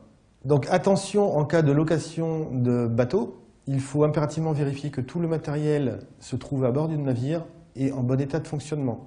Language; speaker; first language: French; native; French